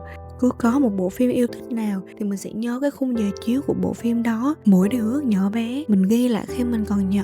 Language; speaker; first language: Vietnamese; native; Vietnamese